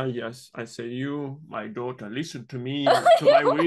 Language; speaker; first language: English; non-native, fluent; Russian